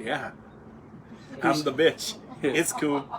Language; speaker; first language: English; native; English